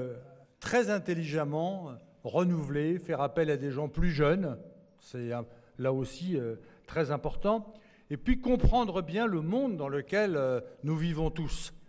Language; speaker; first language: French; native; French